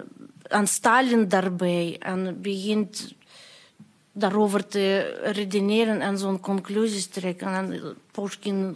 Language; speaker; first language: Dutch; non-native, fluent; Russian